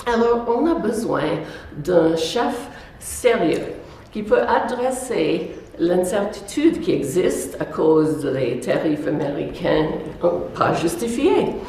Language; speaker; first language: French; non-native, local second language; English